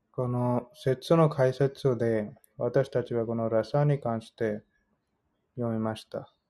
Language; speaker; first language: Japanese; non-native, learner; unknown